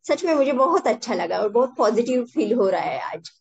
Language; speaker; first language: Hindi; non-native, local second language; Marathi